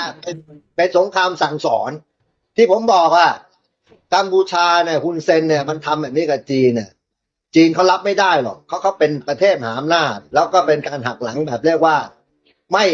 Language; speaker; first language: Thai; native; Thai